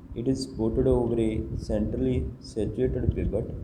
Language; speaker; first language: English; non-native, local second language; Punjabi